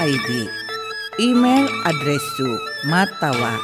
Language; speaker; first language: Japanese; non-native, fluent; Indonesian